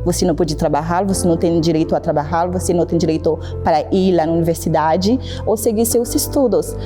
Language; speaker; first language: Portuguese; non-native, fluent; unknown